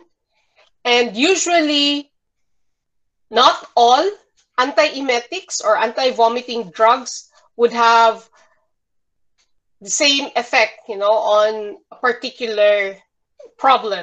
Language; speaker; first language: English; non-native, local second language; Cebuano